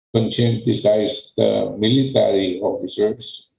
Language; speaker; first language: English; non-native, local second language; Filipino